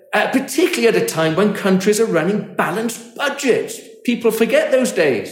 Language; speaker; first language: English; native; English